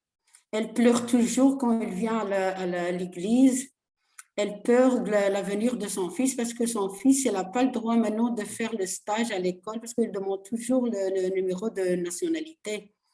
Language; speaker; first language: French; non-native, learner; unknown